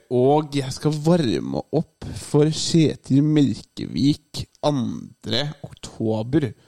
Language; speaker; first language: Norwegian; native; Norwegian